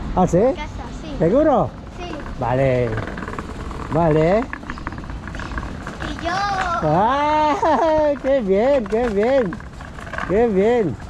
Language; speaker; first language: Spanish; non-native, learner; Filipino